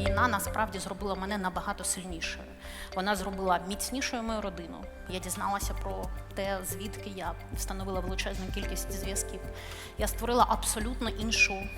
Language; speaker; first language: Ukrainian; native; Ukrainian